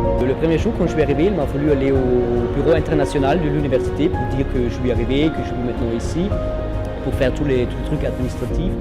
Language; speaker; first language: French; non-native, fluent; German